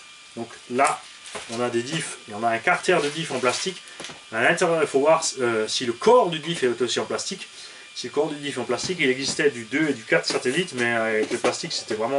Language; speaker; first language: French; native; French